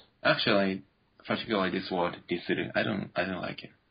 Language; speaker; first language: English; non-native, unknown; Japanese